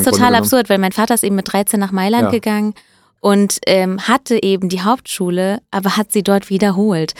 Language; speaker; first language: German; early bilingual, other home language; Italian